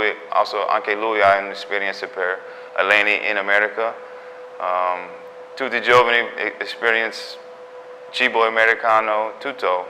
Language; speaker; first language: Italian; non-native, learner; English